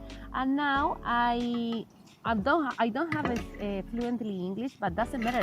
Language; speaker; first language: English; non-native, learner; Spanish